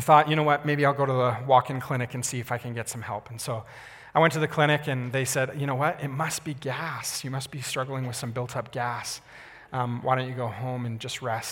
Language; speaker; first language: English; native; English